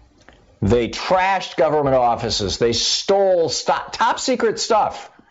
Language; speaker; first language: English; native; English